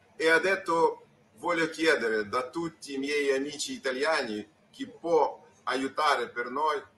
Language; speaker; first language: Italian; non-native, learner; Ukrainian